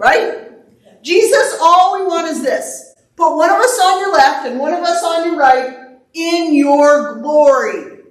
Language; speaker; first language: English; native; English